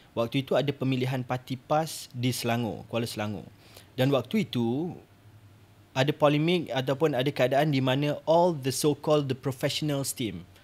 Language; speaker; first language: Malay; native; Malay